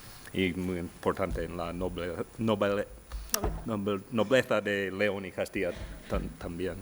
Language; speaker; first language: Spanish; non-native, learner; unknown